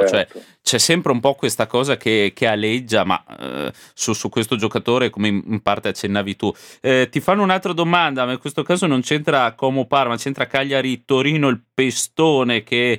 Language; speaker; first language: Italian; native; Italian